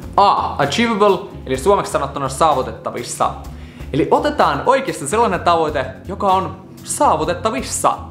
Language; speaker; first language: Finnish; non-native, fluent; Russian